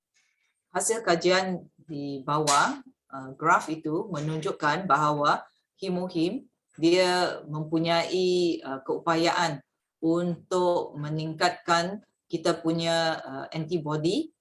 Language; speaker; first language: Malay; native; Malay